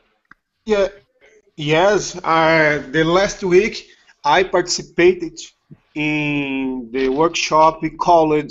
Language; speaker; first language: English; non-native, learner; Portuguese